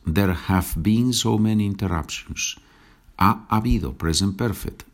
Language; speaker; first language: English; non-native, fluent; Spanish